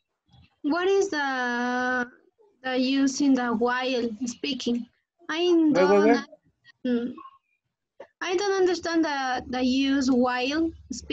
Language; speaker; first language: English; non-native, learner; Spanish